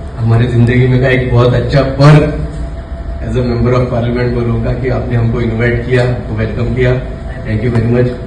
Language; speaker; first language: Hindi; non-native, local second language; Marathi